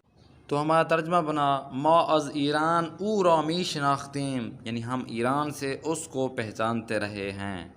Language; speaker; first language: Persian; non-native, fluent; Urdu